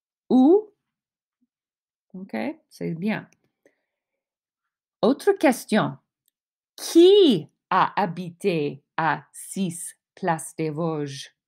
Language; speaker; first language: French; non-native, fluent; English